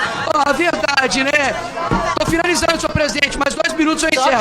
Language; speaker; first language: Portuguese; native; Portuguese